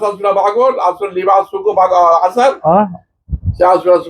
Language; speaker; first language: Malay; non-native, learner; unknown